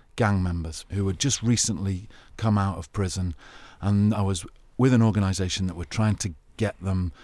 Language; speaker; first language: English; native; English